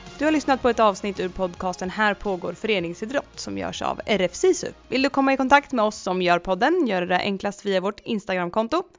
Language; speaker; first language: Swedish; native; Swedish